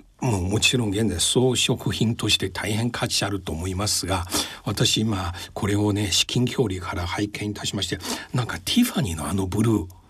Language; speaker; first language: Japanese; non-native, fluent; Chinese